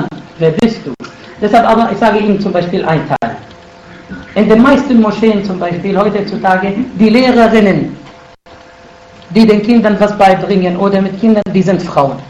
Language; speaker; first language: German; non-native, fluent; Arabic